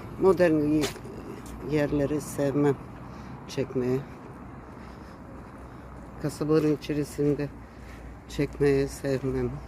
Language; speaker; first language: Turkish; early bilingual, heritage; Turkish